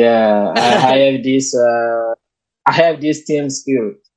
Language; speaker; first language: English; non-native, learner; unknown